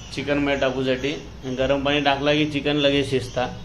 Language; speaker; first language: Marathi; non-native, local second language; Konkani